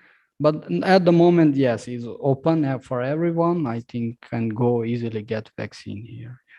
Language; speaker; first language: English; non-native, local second language; Urdu